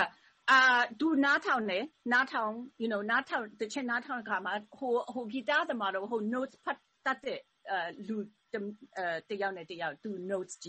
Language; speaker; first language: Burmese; non-native, learner; Thai